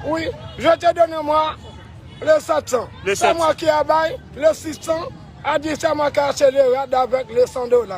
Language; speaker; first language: French; non-native, learner; Haitian Creole